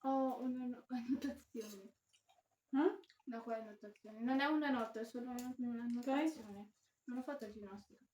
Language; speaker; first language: Italian; early bilingual, other home language; Cebuano